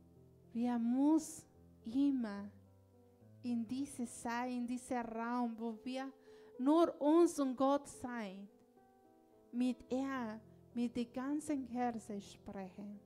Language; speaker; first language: German; non-native, learner; Spanish